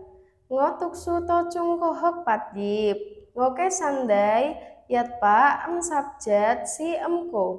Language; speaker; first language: Cantonese; non-native, learner; Indonesian